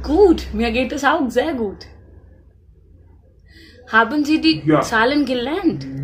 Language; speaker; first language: German; non-native, fluent; Hindi